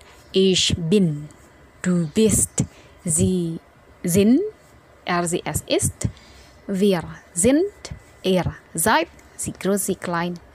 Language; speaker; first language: German; non-native, fluent; Indonesian